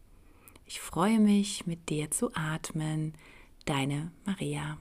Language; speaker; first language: German; native; German